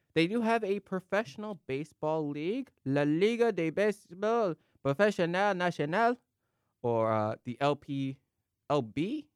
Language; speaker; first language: English; native; English